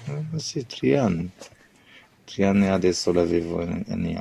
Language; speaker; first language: Italian; non-native, learner; Arabic